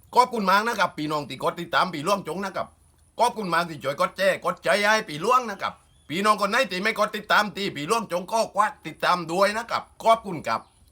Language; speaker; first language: Thai; native; Thai